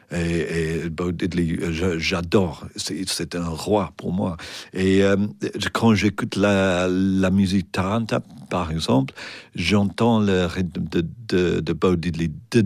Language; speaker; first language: French; non-native, fluent; English